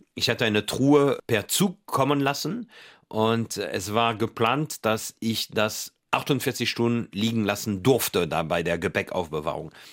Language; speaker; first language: German; non-native, fluent; French